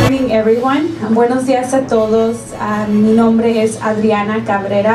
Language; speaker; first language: Spanish; early bilingual, heritage; Spanish